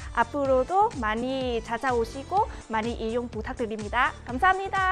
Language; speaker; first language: Korean; non-native, fluent; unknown